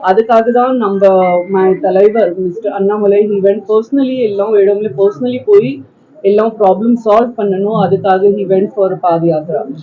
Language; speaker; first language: Tamil; non-native, fluent; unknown